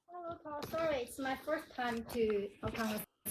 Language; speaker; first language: English; non-native, learner; Chinese